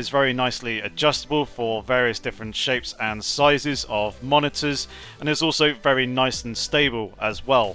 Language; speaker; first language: English; native; English